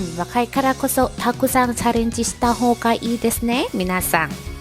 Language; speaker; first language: Japanese; non-native, fluent; Thai